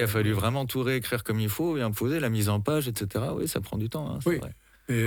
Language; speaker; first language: French; native; French